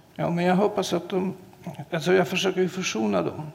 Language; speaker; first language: Swedish; non-native, fluent; Polish